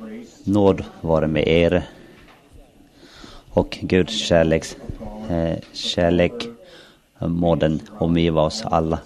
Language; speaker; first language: Swedish; non-native, local second language; Finnish